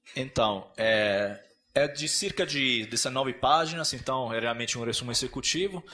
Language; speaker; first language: Portuguese; non-native, fluent; Italian